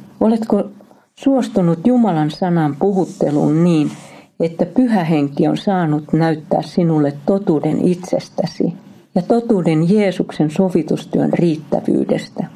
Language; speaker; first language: Finnish; native; Finnish